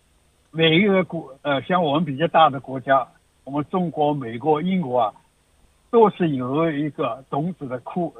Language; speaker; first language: Chinese; native; Chinese